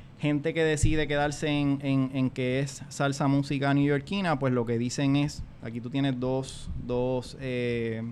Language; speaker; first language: Spanish; native; Spanish